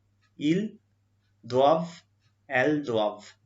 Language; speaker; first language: French; non-native, learner; Hindi